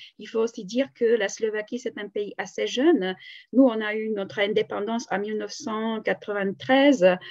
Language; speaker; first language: French; non-native, fluent; Slovak